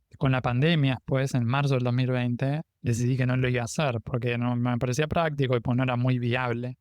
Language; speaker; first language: Spanish; native; Spanish